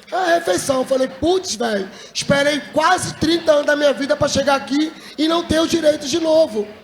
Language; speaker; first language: Portuguese; native; Portuguese